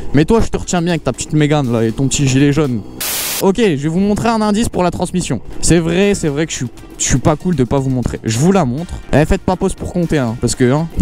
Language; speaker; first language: French; native; French